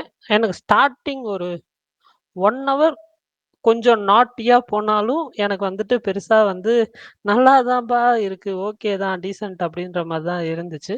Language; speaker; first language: Tamil; native; Tamil